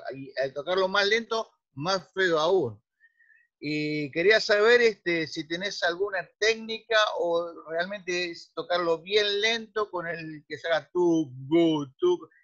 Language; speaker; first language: Spanish; native; Spanish